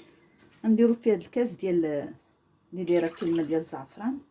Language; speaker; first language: Arabic; native; Arabic